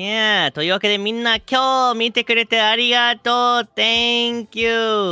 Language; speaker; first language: Japanese; non-native, fluent; English